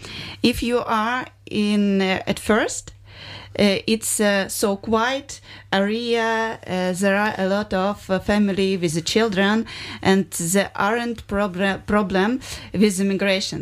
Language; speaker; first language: English; non-native, learner; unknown